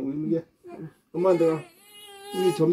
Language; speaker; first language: Korean; native; Korean